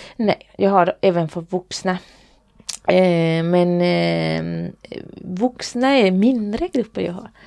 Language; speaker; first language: Swedish; non-native, fluent; Spanish